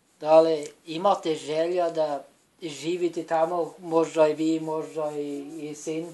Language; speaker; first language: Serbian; non-native, learner; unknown